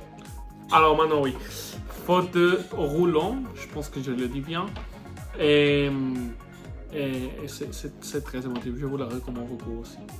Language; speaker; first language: French; non-native, learner; Spanish